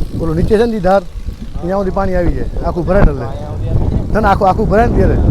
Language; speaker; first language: Gujarati; non-native, local second language; Kachhi